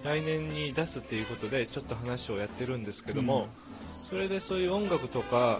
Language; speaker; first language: Japanese; native; Japanese